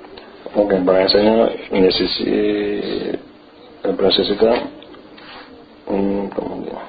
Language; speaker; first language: Spanish; non-native, learner; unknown